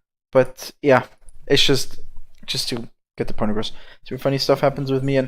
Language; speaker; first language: English; non-native, fluent; German